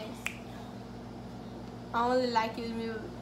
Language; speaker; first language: English; native; English